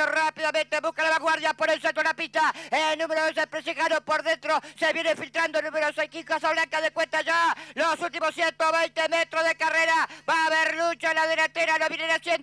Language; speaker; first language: Spanish; native; Spanish